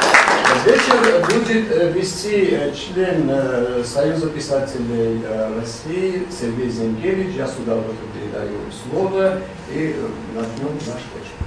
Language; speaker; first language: Russian; non-native, local second language; Armenian